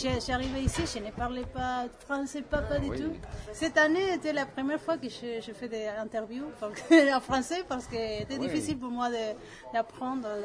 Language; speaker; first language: French; non-native, learner; Spanish